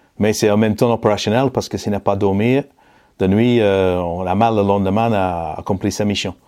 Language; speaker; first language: French; non-native, fluent; English